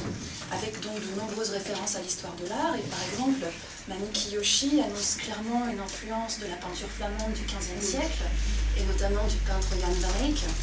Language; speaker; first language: French; native; French